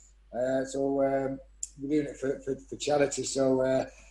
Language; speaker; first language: English; native; English